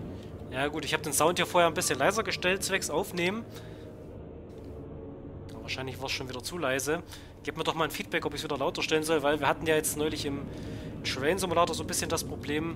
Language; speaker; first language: German; native; German